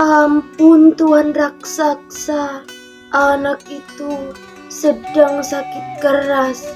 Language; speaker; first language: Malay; non-native, local second language; Javanese